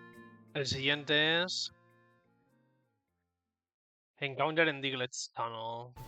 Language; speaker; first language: Spanish; native; Spanish